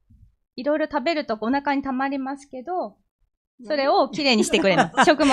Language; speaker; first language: Japanese; non-native, fluent; Korean